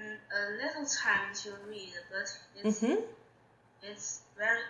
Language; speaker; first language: English; non-native, learner; Chinese